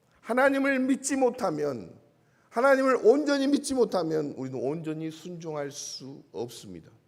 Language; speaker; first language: Korean; native; Korean